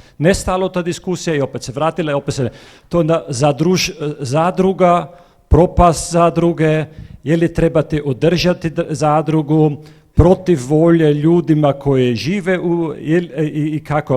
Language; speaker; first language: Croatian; non-native, fluent; German